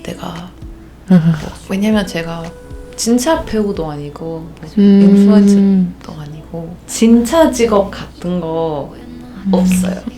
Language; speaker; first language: Korean; non-native, fluent; Portuguese